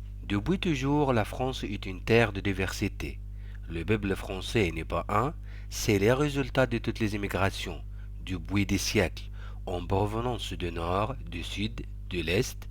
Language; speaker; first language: French; non-native, fluent; Arabic